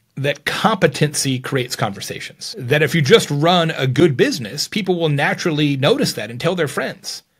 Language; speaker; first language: English; native; English